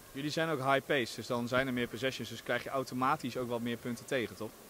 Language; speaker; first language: Dutch; native; Dutch